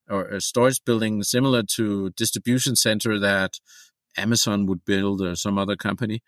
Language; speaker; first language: English; non-native, fluent; Danish